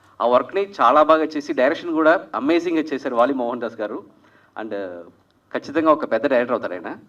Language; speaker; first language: Telugu; native; Telugu